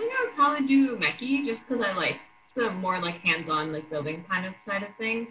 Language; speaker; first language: English; native; English